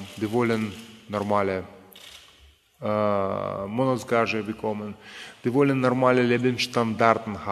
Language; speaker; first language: German; non-native, fluent; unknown